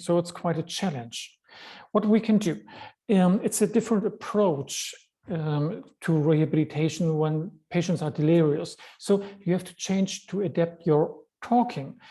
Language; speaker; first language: English; non-native, fluent; German